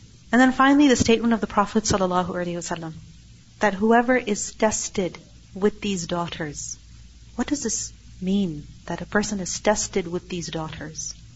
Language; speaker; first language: English; non-native, local second language; Urdu